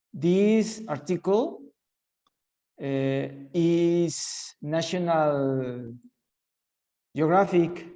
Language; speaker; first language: English; non-native, learner; Spanish